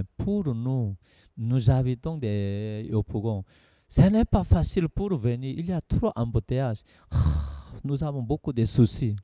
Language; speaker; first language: French; non-native, learner; Korean